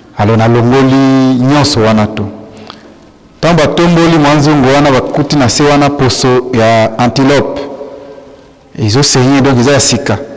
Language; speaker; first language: Lingala; non-native, local second language; Swahili